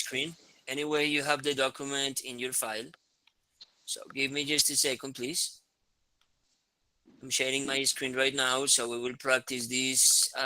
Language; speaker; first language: English; non-native, fluent; Spanish